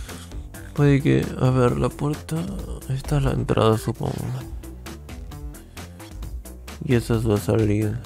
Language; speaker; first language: Spanish; native; Spanish